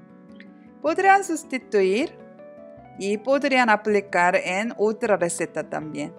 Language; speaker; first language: Spanish; non-native, learner; Korean